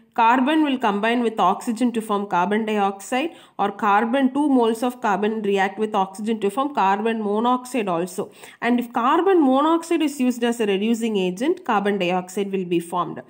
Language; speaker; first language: English; non-native, local second language; Tamil